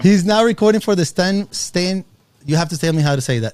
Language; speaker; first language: English; non-native, fluent; Spanish